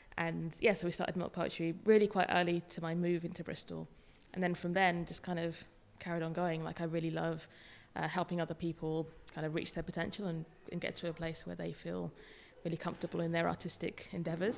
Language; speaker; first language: English; native; English